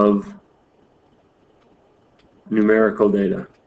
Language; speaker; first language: English; native; English